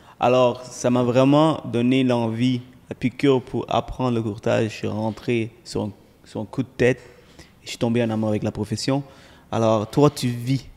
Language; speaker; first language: French; native; French